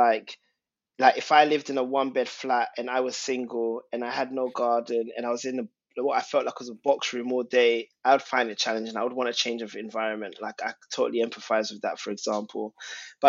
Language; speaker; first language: English; native; English